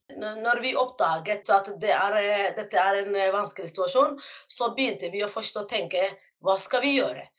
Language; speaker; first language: Norwegian; non-native, fluent; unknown